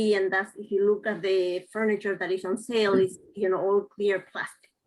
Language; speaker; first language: English; non-native, fluent; Spanish